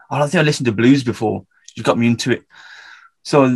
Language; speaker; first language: English; native; English